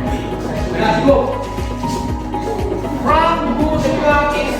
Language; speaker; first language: English; non-native, learner; Indonesian